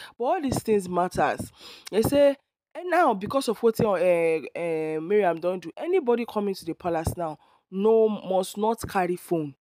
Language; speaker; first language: Nigerian Pidgin; non-native, local second language; Yoruba